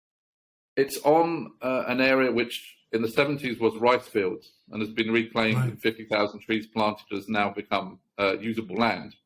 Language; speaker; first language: English; native; English